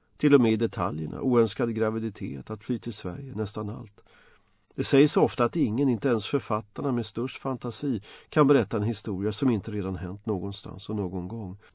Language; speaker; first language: Swedish; non-native, fluent; Bosnian